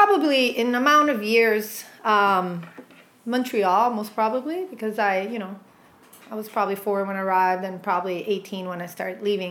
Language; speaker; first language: English; native; English